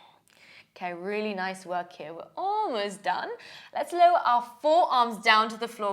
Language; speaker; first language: English; native; English